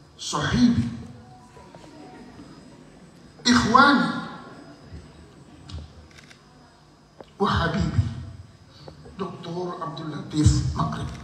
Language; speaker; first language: Arabic; non-native, learner; Indonesian